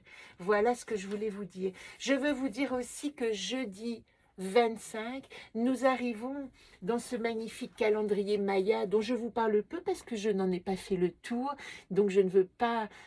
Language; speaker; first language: French; native; French